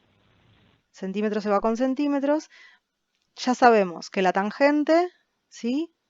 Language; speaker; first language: Spanish; native; Spanish